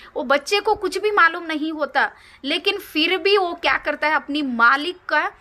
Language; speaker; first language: Hindi; non-native, local second language; Kannada